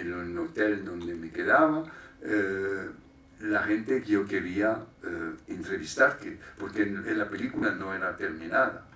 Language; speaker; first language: Spanish; non-native, fluent; French